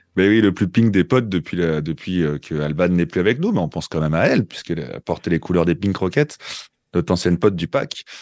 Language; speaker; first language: French; native; French